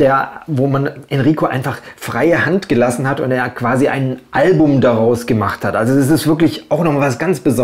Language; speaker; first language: German; native; German